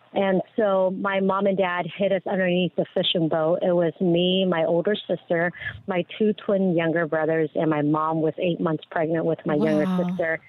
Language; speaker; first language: English; early bilingual, other home language; Vietnamese